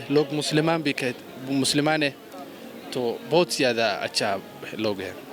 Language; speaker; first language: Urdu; non-native, learner; Somali